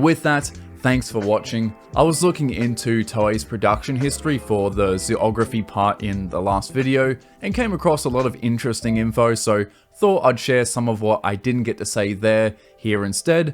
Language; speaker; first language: English; native; English